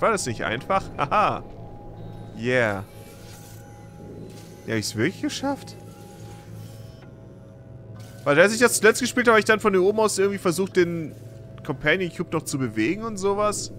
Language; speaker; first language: German; native; German